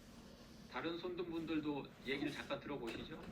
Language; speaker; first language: Korean; native; Korean